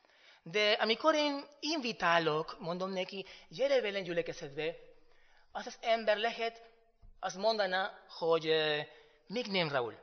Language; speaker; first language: Hungarian; non-native, fluent; Spanish